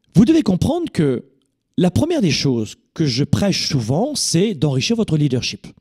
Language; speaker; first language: French; native; French